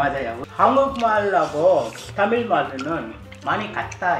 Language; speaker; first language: Korean; non-native, learner; Tamil